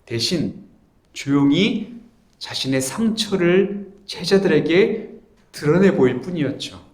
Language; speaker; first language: Korean; native; Korean